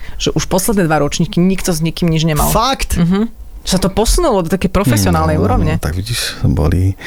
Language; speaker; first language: Slovak; native; Slovak